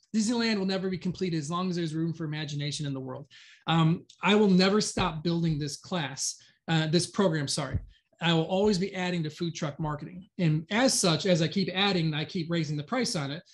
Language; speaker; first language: English; native; English